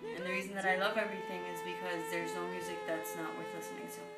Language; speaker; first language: English; native; English